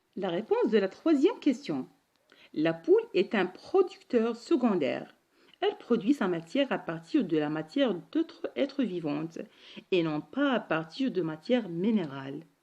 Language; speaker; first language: French; non-native, local second language; Arabic